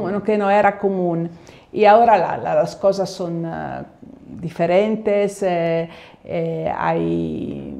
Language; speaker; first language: Spanish; non-native, fluent; Italian